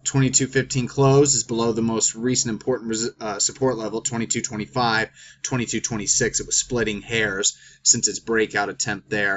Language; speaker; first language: English; native; English